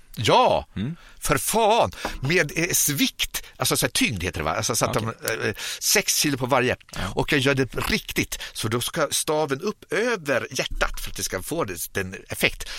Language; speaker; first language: Swedish; native; Swedish